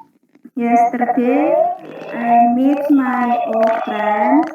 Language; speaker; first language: English; non-native, learner; Indonesian